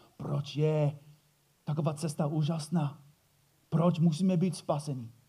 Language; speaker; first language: Czech; non-native, fluent; English